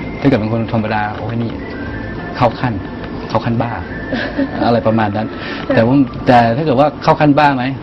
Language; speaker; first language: Thai; native; Thai